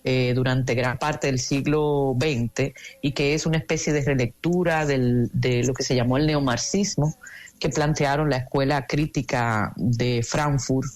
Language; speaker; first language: Spanish; native; Spanish